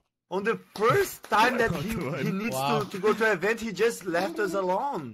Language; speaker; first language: English; non-native, fluent; Portuguese